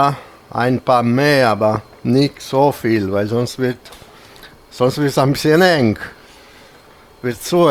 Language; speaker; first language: German; non-native, fluent; Italian